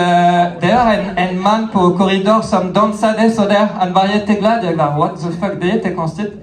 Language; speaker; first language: Swedish; non-native, fluent; French